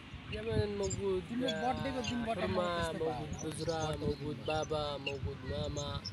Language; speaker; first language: Arabic; non-native, learner; Nepali